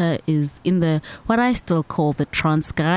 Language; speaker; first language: English; non-native, local second language; Xhosa